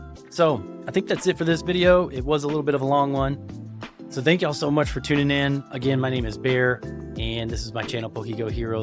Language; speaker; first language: English; native; English